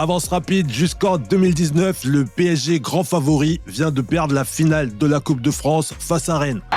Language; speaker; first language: French; native; French